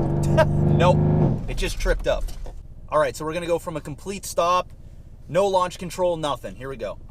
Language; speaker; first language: English; native; English